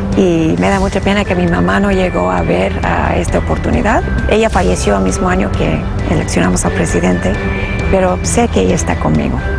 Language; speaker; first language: Spanish; early bilingual, heritage; Spanish